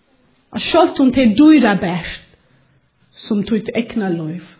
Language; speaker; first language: Norwegian; non-native, learner; Faroese